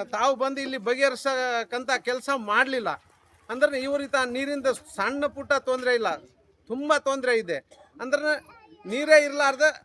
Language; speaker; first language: Kannada; non-native, local second language; Lambadi